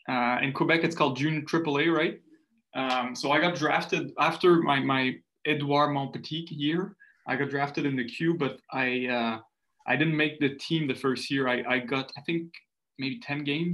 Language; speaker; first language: English; non-native, fluent; French